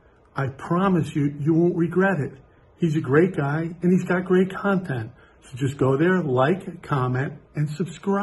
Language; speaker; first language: English; native; English